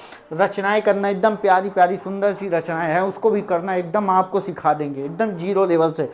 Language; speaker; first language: Hindi; native; Hindi